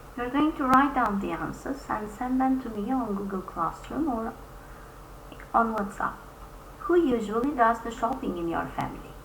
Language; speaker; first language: English; non-native, fluent; Albanian